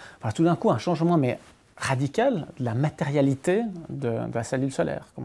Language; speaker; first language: French; native; French